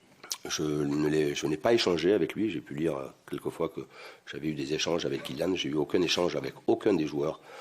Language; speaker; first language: French; native; French